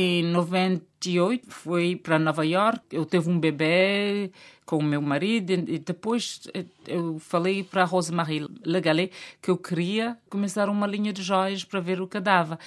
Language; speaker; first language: Portuguese; non-native, local second language; Kabuverdianu